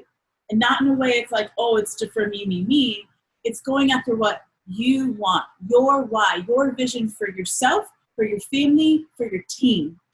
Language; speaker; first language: English; native; English